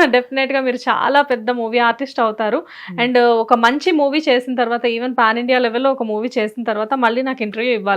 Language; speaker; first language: Telugu; native; Telugu